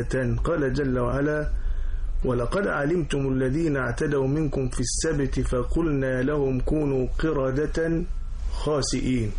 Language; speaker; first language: Arabic; native; Arabic